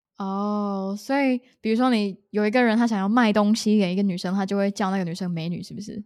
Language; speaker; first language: Chinese; native; Chinese